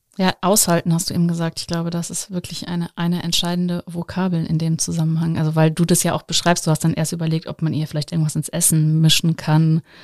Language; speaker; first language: German; native; German